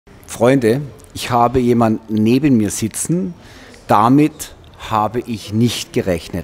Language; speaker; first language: German; native; German